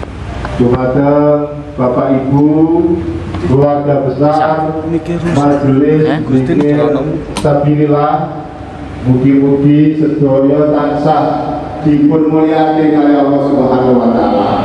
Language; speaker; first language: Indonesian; non-native, local second language; Javanese